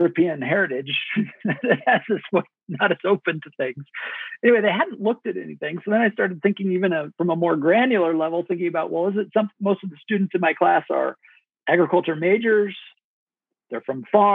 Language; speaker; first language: English; native; English